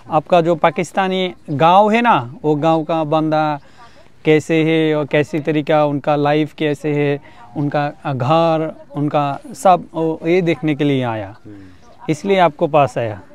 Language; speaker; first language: Hindi; non-native, learner; Bangla